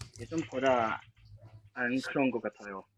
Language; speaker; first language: Korean; non-native, learner; Chinese